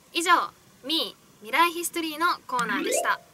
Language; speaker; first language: Japanese; native; Japanese